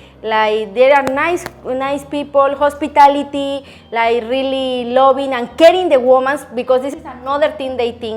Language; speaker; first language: English; non-native, learner; Spanish